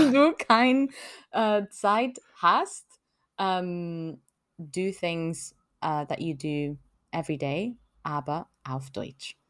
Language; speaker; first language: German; non-native, learner; French